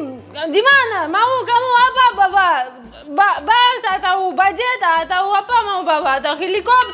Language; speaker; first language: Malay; non-native, learner; Russian